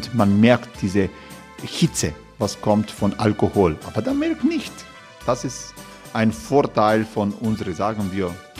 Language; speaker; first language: German; non-native, learner; Croatian